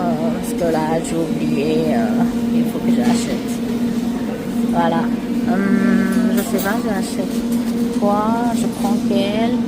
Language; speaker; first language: French; non-native, learner; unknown